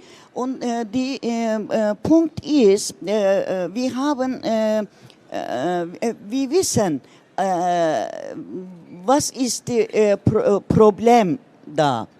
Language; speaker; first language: German; non-native, learner; Turkish